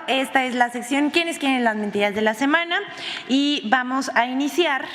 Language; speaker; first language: Spanish; native; Spanish